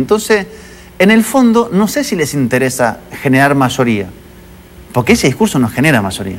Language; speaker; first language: Spanish; native; Spanish